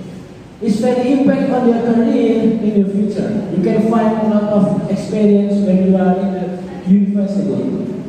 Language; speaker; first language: English; non-native, learner; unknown